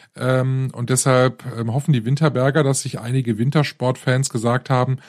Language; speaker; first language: German; native; German